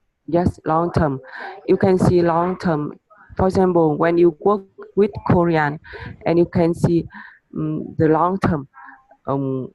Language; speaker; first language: English; non-native, learner; Vietnamese